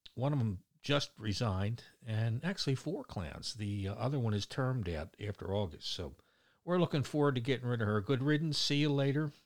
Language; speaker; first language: English; native; English